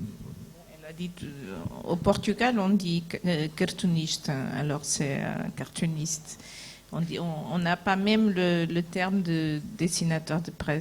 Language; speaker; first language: French; non-native, fluent; Portuguese